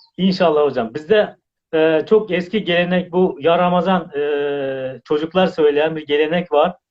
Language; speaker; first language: Turkish; non-native, fluent; Uzbek